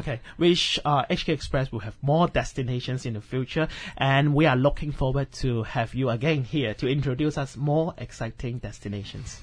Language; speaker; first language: English; non-native, local second language; Cantonese